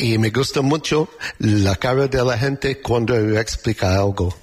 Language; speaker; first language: Spanish; non-native, learner; English